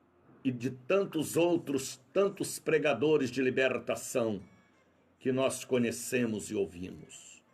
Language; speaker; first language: Portuguese; native; Portuguese